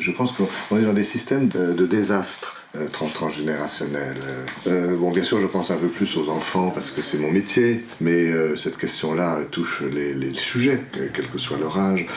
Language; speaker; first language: French; native; French